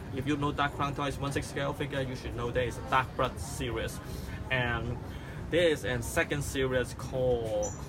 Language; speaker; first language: English; non-native, local second language; Cantonese